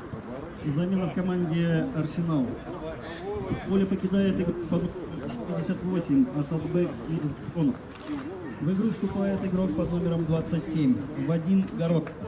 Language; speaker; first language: Russian; native; Russian